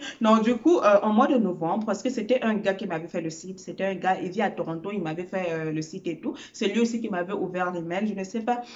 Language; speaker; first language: French; early bilingual, other home language; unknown